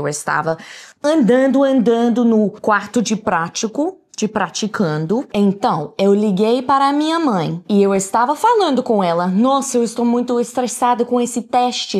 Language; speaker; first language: Portuguese; non-native, fluent; English